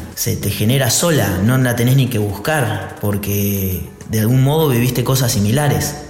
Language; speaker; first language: Spanish; native; Spanish